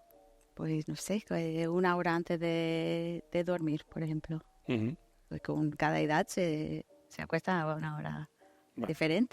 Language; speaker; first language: Spanish; non-native, fluent; English